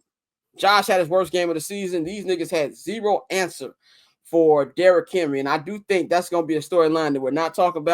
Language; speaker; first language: English; native; English